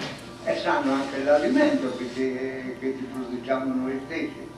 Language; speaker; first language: Italian; non-native, local second language; Sardinian